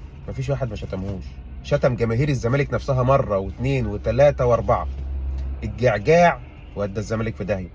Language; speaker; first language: Arabic; native; Arabic